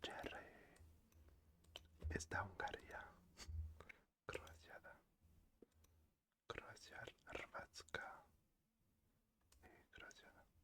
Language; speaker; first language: Basque; non-native, learner; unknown